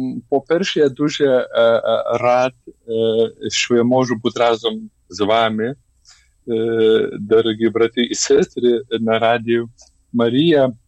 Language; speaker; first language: Ukrainian; non-native, learner; Lithuanian